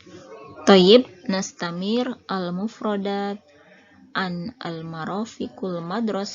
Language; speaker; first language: Arabic; non-native, fluent; Indonesian